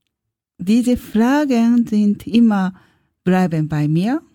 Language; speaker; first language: German; non-native, learner; Japanese